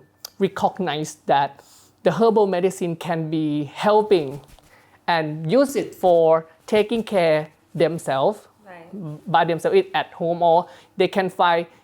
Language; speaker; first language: English; non-native, learner; Thai